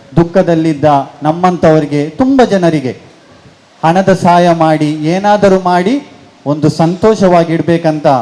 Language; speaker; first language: Kannada; non-native, local second language; Konkani